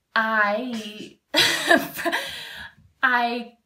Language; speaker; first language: English; native; English